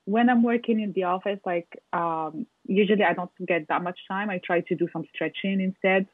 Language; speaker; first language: English; non-native, fluent; Arabic